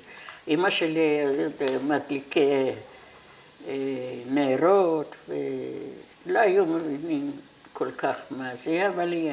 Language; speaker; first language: Hebrew; non-native, fluent; Persian